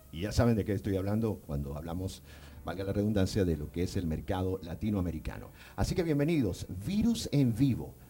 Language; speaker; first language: Spanish; native; Spanish